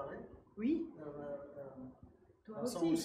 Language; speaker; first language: French; non-native, learner; German